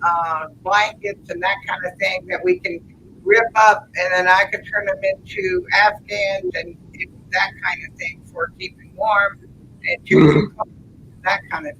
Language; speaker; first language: English; native; English